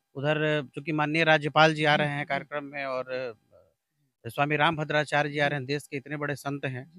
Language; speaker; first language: Hindi; native; Hindi